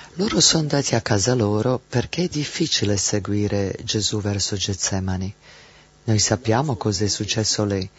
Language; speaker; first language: Italian; non-native, fluent; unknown